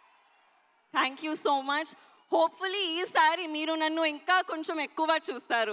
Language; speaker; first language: Telugu; non-native, local second language; Hindi